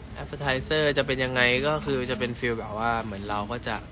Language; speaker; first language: Thai; native; Thai